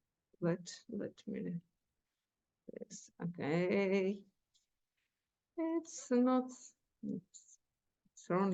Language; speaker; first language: English; non-native, fluent; Ukrainian